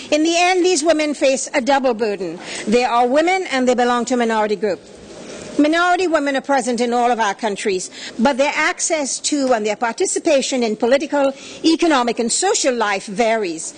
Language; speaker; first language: English; native; English